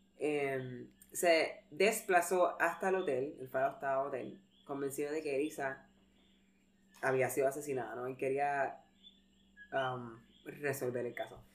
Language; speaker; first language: Spanish; early bilingual, heritage; Spanish